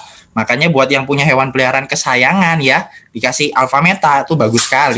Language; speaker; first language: Indonesian; native; Indonesian